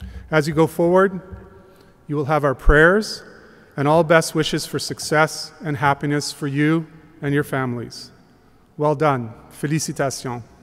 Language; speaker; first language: English; native; English